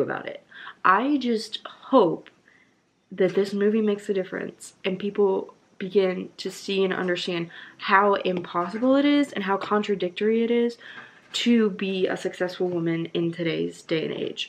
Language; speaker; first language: English; native; English